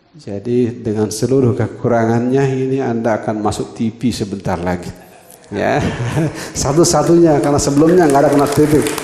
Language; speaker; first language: Indonesian; non-native, local second language; Balinese